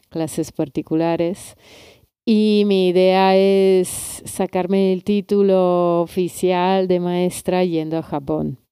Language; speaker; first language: Spanish; non-native, fluent; Italian